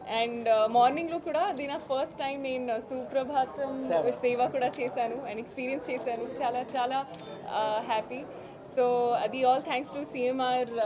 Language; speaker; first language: Telugu; non-native, learner; Hindi